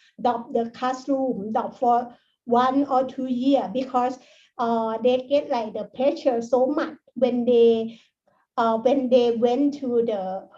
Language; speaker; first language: English; non-native, learner; Thai